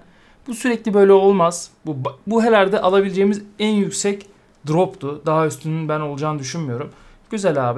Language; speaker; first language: Turkish; native; Turkish